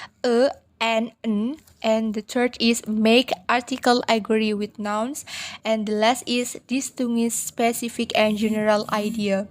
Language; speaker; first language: English; non-native, learner; Indonesian